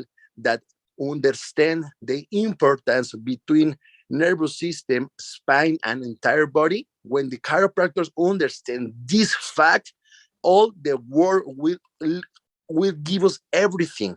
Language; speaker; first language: English; non-native, learner; Spanish